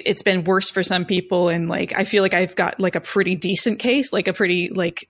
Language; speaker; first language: English; native; English